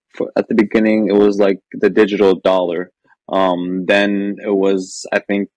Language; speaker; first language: English; non-native, fluent; Arabic